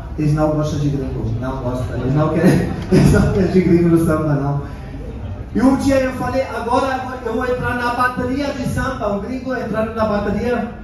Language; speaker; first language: Portuguese; non-native, fluent; German